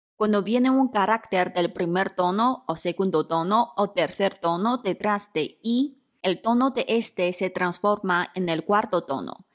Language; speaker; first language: Spanish; non-native, fluent; Chinese